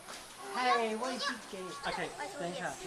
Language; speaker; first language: Chinese; non-native, learner; English